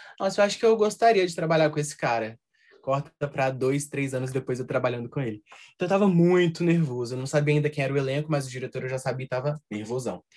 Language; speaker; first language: Portuguese; native; Portuguese